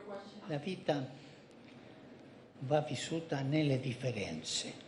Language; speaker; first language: Italian; non-native, fluent; Spanish